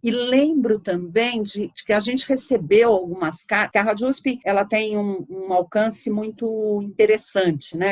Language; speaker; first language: Portuguese; native; Portuguese